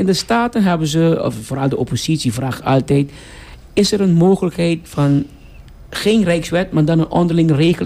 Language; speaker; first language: Dutch; non-native, local second language; Papiamento